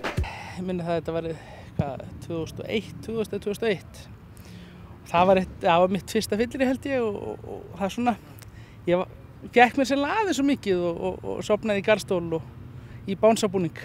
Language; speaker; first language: Icelandic; native; Icelandic